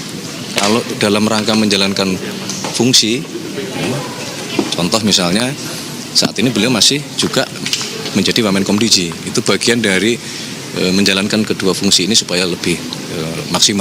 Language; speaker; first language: Indonesian; native; Indonesian